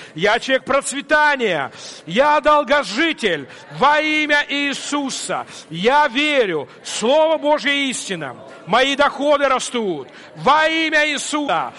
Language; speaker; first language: Russian; non-native, local second language; Ukrainian